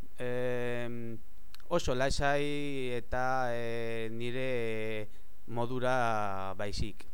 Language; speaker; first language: Basque; non-native, learner; Spanish